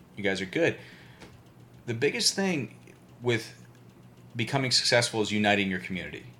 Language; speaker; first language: English; early bilingual, other home language; Albanian